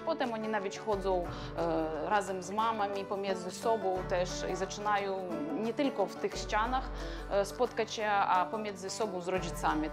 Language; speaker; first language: Polish; non-native, fluent; Ukrainian